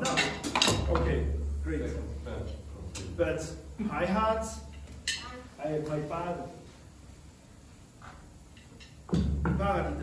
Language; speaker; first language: English; non-native, learner; French